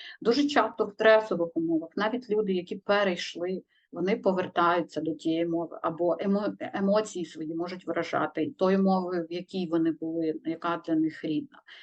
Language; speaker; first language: Ukrainian; native; Ukrainian